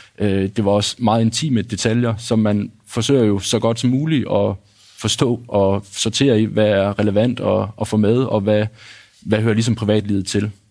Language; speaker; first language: Danish; native; Danish